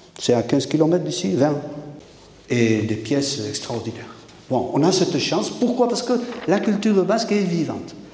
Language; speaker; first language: French; non-native, local second language; Basque